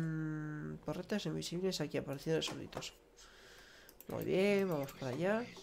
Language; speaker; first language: Spanish; native; Spanish